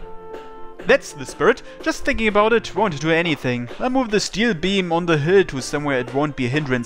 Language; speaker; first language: English; native; English